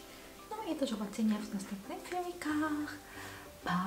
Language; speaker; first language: Polish; non-native, learner; Korean